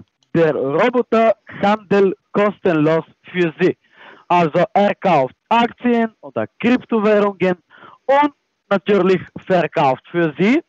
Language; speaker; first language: German; non-native, fluent; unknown